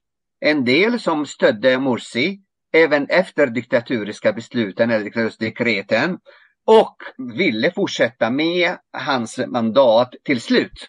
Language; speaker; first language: Swedish; non-native, fluent; Arabic